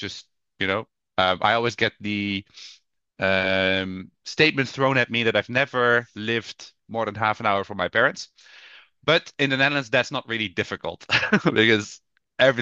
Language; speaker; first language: English; non-native, fluent; Dutch